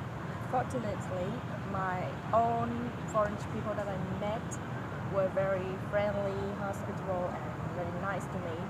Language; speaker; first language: English; non-native, fluent; Vietnamese